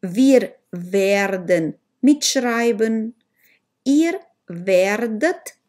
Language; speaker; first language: German; non-native, learner; Romanian